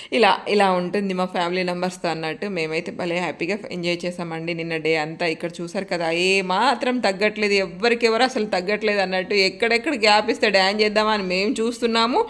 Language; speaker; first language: Telugu; non-native, local second language; Lambadi